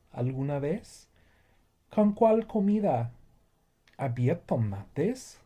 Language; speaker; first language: Spanish; non-native, fluent; English